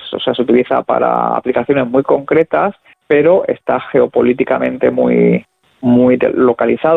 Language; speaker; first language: Spanish; native; Spanish